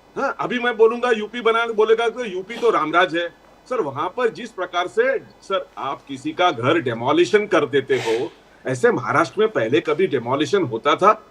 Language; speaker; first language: Hindi; non-native, local second language; Gujarati